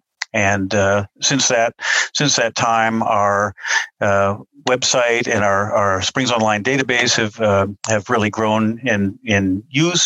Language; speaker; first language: English; native; English